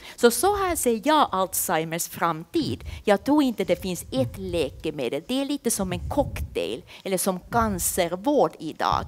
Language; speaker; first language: Swedish; non-native, fluent; Finnish